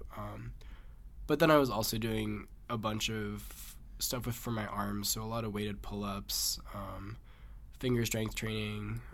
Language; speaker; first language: English; native; English